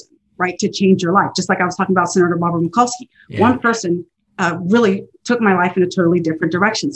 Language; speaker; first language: English; native; English